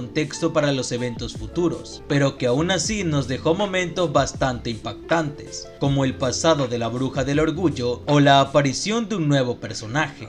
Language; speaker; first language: Spanish; native; Spanish